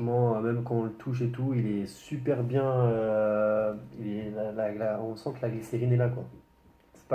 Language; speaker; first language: French; native; French